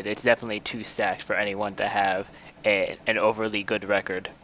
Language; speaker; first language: English; native; English